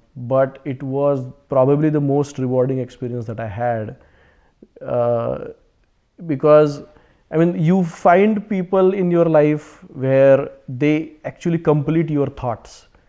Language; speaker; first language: English; non-native, local second language; Marathi